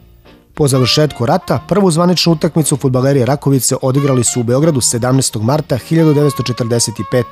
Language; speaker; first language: Serbian; native; Serbian